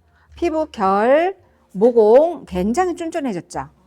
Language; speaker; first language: Korean; native; Korean